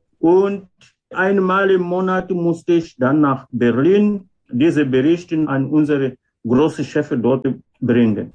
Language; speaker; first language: German; non-native, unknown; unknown